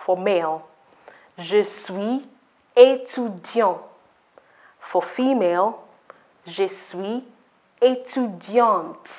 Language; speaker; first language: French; non-native, fluent; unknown